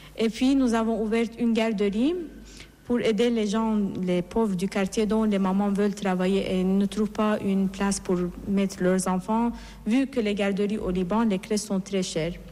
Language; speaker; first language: French; non-native, fluent; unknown